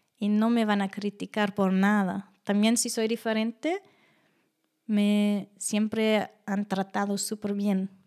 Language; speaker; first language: Spanish; non-native, fluent; German